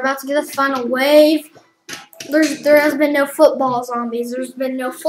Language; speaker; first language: English; native; English